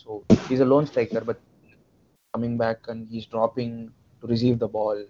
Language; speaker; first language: English; non-native, local second language; Tamil